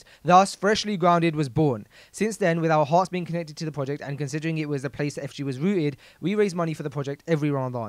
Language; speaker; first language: English; native; English